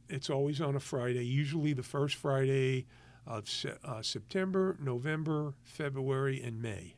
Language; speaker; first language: English; native; English